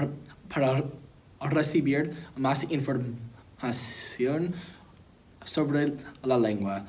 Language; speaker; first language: Spanish; non-native, learner; English